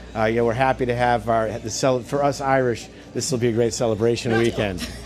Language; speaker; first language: English; native; English